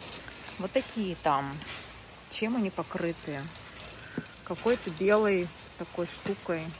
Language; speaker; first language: Russian; native; Russian